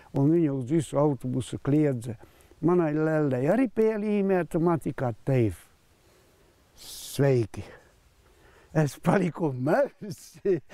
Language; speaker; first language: Latvian; non-native, fluent; Hungarian